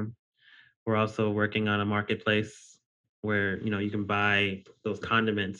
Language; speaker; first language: English; native; English